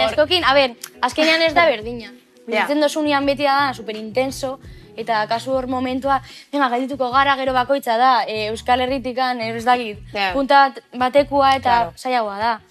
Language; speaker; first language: Basque; non-native, local second language; Spanish